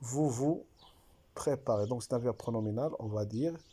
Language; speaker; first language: French; non-native, local second language; Arabic